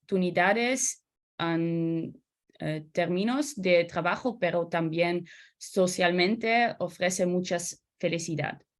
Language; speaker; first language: Spanish; non-native, learner; Dutch